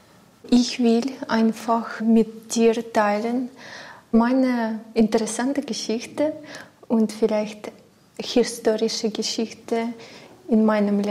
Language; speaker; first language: German; non-native, learner; Ukrainian